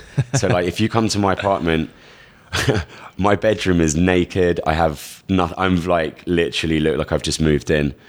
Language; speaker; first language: English; native; English